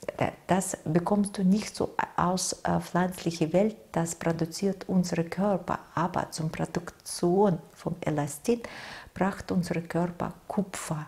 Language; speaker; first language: German; non-native, fluent; Russian